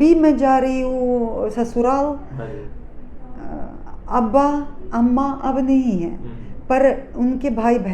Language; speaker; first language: Hindi; non-native, fluent; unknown